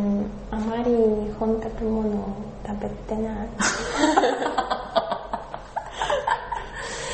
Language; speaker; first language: Japanese; non-native, learner; Russian